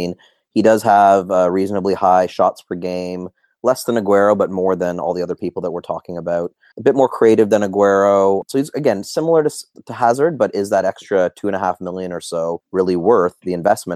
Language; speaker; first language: English; native; English